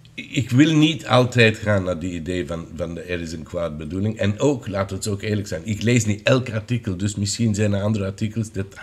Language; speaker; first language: Dutch; non-native, fluent; English